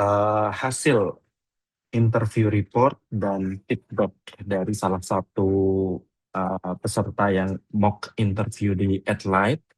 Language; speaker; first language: Indonesian; native; Indonesian